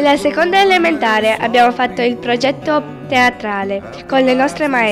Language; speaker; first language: Italian; early bilingual, other home language; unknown